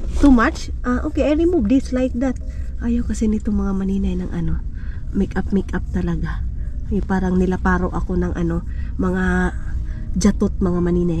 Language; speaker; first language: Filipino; non-native, local second language; Cebuano